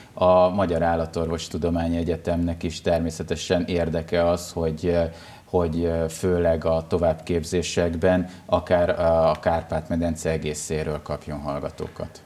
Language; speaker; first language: Hungarian; native; Hungarian